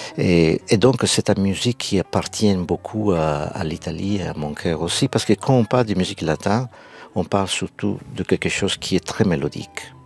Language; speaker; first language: French; non-native, fluent; Sardinian